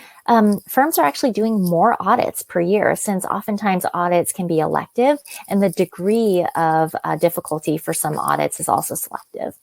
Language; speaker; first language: English; native; English